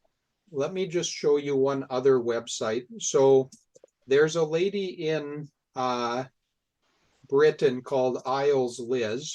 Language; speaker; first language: English; non-native, fluent; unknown